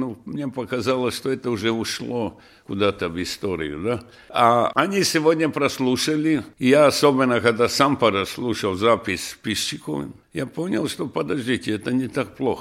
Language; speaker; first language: Russian; non-native, local second language; Latvian